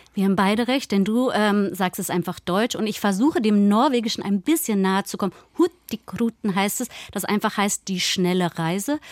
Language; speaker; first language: German; native; German